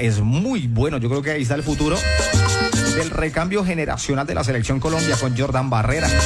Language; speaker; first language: Spanish; native; Spanish